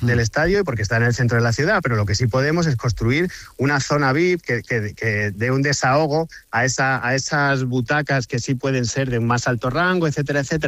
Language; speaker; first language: Spanish; native; Spanish